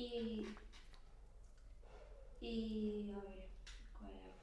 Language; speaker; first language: Spanish; native; Spanish